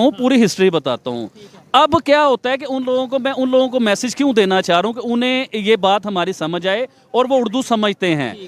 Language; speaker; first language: Urdu; non-native, local second language; Punjabi